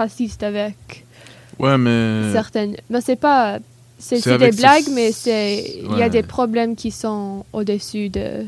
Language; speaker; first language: French; non-native, learner; English